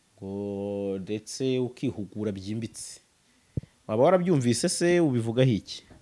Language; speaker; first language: Kinyarwanda; native; Kinyarwanda